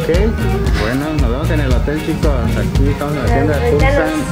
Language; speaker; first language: Spanish; native; Spanish